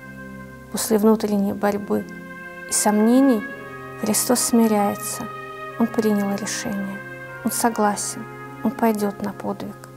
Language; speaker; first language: Russian; native; Russian